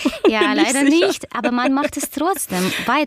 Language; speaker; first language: German; non-native, fluent; Russian